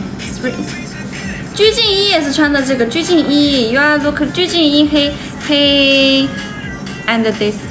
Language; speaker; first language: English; non-native, learner; Chinese